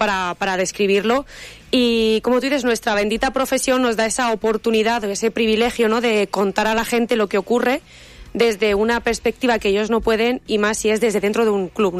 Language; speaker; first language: Spanish; native; Spanish